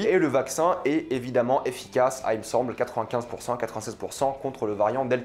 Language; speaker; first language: French; native; French